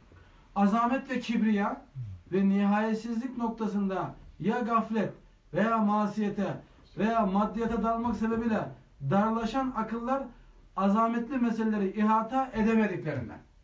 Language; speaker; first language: Turkish; native; Turkish